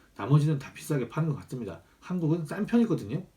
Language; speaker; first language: Korean; native; Korean